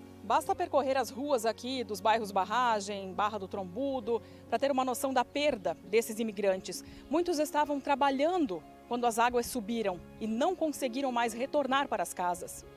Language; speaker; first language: Portuguese; native; Portuguese